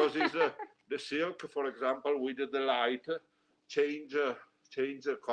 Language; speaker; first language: English; non-native, learner; Italian